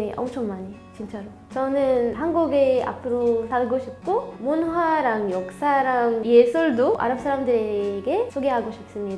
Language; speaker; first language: Korean; non-native, fluent; Arabic